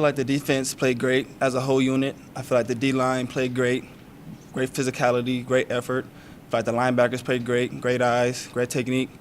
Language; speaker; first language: English; native; English